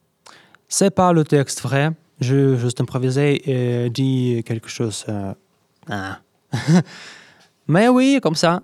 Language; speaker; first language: French; non-native, learner; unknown